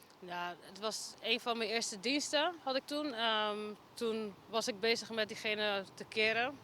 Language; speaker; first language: Dutch; native; Dutch